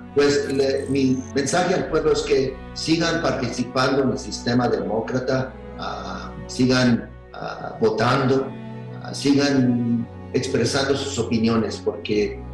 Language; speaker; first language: Spanish; native; Spanish